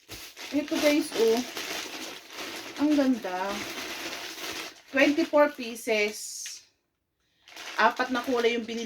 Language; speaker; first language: Filipino; native; Filipino